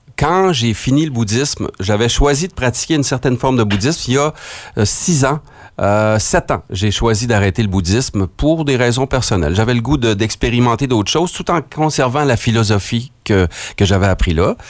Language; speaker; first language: French; native; French